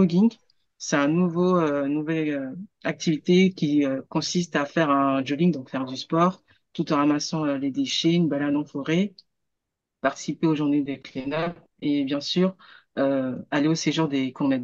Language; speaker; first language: French; native; French